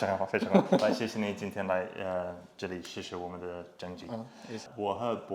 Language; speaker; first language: Chinese; non-native, fluent; English